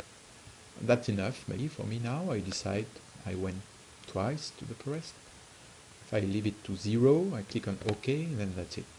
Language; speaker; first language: English; non-native, fluent; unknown